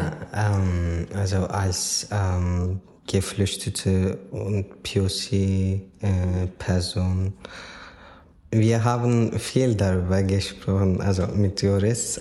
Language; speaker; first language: German; non-native, fluent; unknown